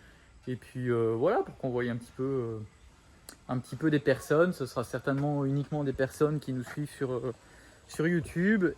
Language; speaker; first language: French; native; French